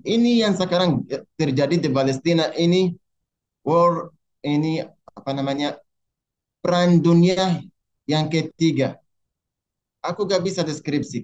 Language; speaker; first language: Indonesian; non-native, learner; Arabic